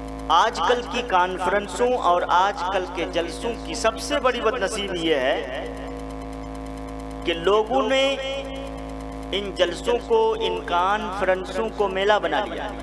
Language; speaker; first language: Urdu; native; Urdu